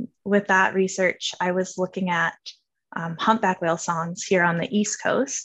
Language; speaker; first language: English; native; English